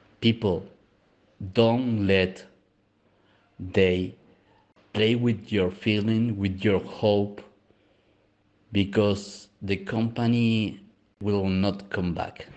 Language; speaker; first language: English; non-native, learner; Spanish